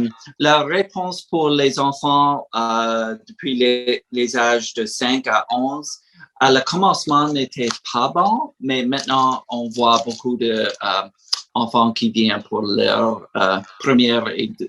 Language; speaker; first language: French; non-native, learner; English